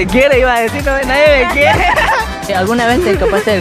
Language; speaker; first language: Spanish; native; Spanish